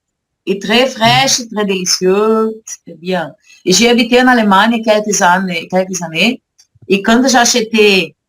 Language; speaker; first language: French; non-native, learner; Portuguese